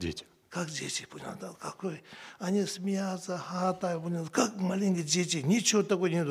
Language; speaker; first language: Russian; non-native, learner; Tibetan